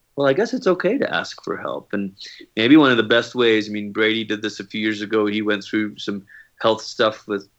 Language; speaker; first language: English; native; English